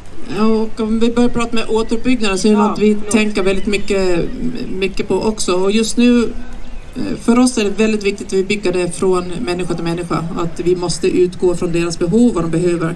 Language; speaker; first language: Swedish; native; Swedish